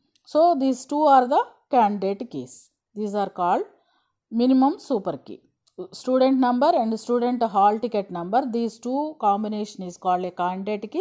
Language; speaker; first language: English; non-native, local second language; Telugu